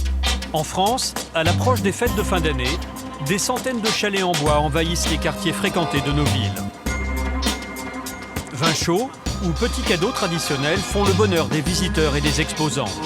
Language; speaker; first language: French; native; French